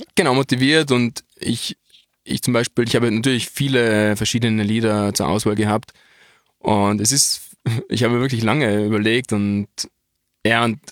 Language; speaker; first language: German; native; German